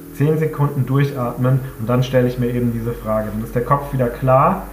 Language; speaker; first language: German; native; German